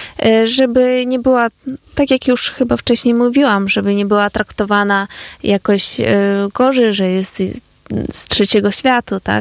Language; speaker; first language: Polish; non-native, fluent; Ukrainian